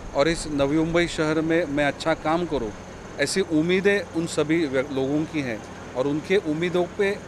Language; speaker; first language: Hindi; non-native, local second language; Marathi